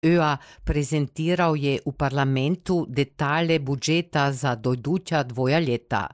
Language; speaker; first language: Serbian; native; Serbian